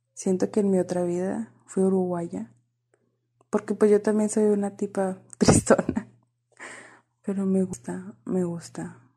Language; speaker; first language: Spanish; native; Spanish